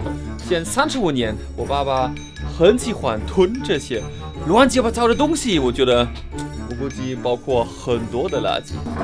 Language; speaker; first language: Chinese; non-native, fluent; German